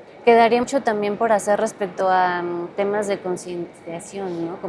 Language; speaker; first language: Spanish; native; Spanish